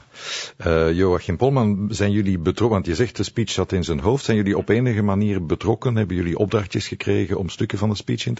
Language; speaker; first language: Dutch; native; Dutch